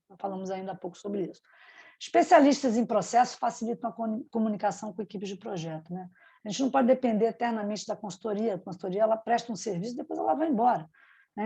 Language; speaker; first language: Portuguese; native; Portuguese